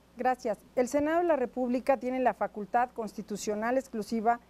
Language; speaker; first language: Spanish; native; Spanish